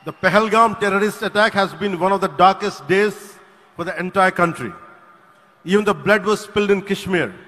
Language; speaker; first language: English; non-native, local second language; Telugu